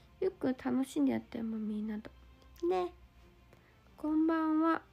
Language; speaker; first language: Japanese; native; Japanese